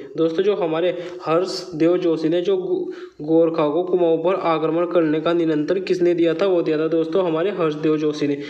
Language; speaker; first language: Hindi; native; Hindi